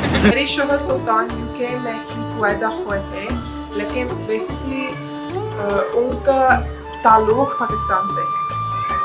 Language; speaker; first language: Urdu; non-native, learner; English